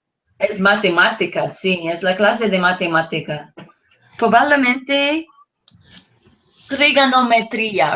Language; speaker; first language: Spanish; non-native, learner; English